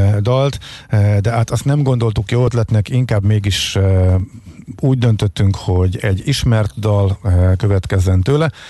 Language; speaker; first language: Hungarian; native; Hungarian